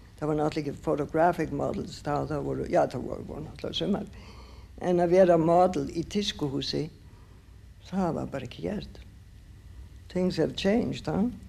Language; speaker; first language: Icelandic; native; Icelandic